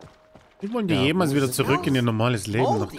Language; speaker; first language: German; native; German